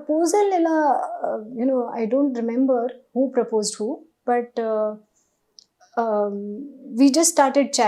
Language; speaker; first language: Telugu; non-native, learner; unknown